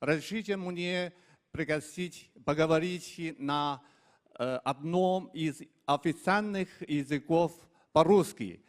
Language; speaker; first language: Russian; non-native, fluent; Chinese